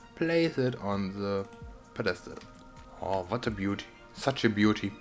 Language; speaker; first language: English; non-native, learner; German